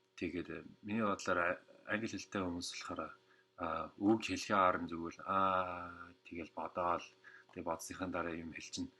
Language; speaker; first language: Mongolian; non-native, fluent; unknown